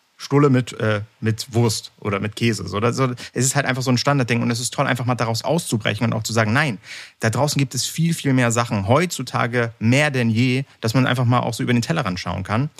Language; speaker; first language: German; native; German